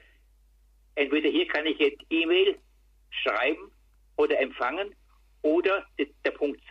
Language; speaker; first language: German; native; German